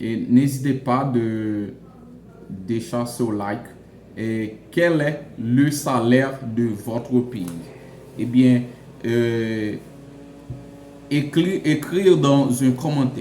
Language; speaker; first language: French; non-native, local second language; Haitian Creole